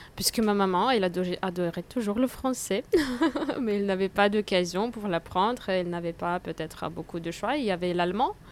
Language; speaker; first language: French; non-native, fluent; Russian